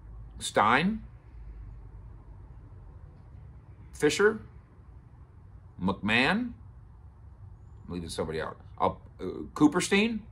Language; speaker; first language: English; native; English